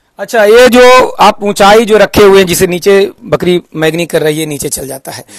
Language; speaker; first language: Hindi; native; Hindi